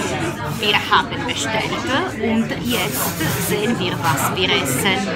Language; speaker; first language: German; non-native, learner; Italian